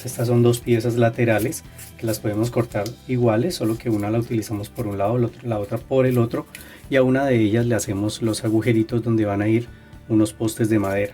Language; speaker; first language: Spanish; native; Spanish